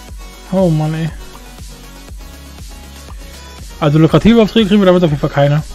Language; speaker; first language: German; native; German